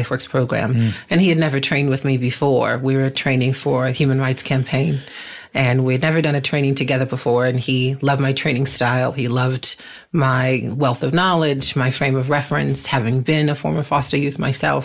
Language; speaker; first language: English; native; English